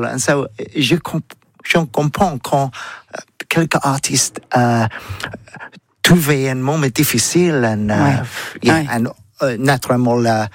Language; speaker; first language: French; non-native, learner; English